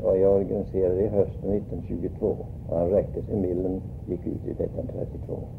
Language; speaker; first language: Swedish; early bilingual, heritage; Swedish